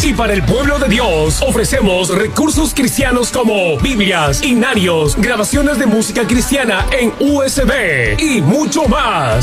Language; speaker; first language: Spanish; native; Spanish